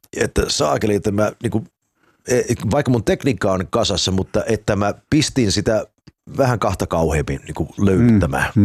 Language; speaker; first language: Finnish; early bilingual, heritage; Finnish